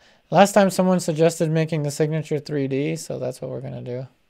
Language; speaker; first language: English; early bilingual, other home language; Spanish